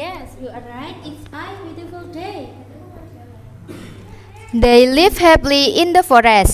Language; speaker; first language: English; non-native, learner; Indonesian